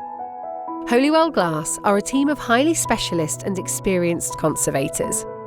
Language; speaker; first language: English; native; English